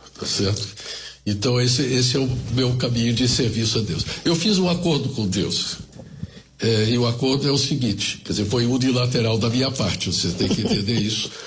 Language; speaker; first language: Portuguese; early bilingual, other home language; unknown